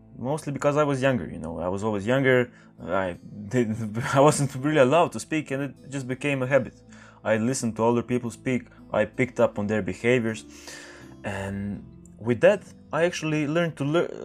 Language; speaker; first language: English; non-native, fluent; Croatian